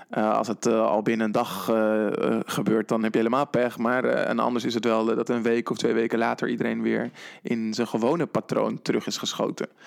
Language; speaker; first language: Dutch; native; Dutch